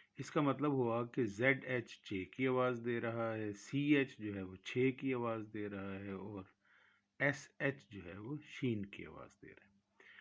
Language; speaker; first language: Urdu; native; Urdu